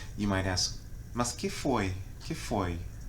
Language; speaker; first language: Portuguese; non-native, fluent; English